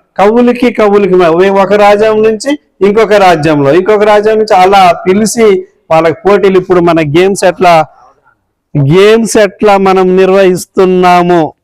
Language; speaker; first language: Telugu; native; Telugu